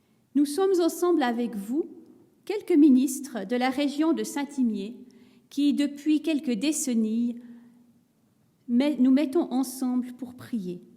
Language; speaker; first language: French; native; French